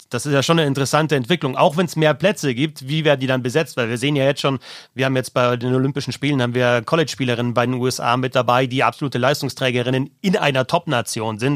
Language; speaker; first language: German; native; German